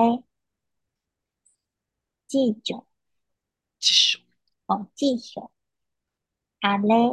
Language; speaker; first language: Japanese; non-native, learner; Chinese